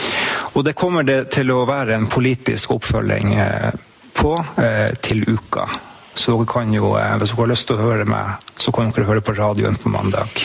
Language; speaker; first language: Norwegian; native; Norwegian